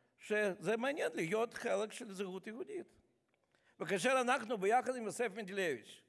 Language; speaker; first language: Hebrew; non-native, fluent; Russian